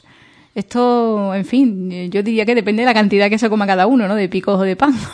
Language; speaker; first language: Spanish; native; Spanish